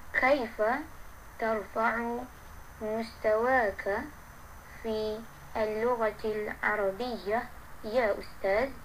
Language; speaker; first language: Arabic; non-native, learner; Malay